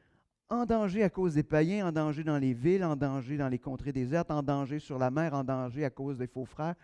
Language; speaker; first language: French; native; French